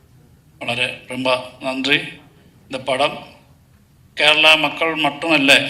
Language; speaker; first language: Tamil; non-native, learner; Malayalam